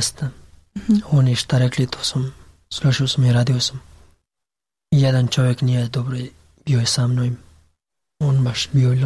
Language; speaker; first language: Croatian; non-native, learner; Pashto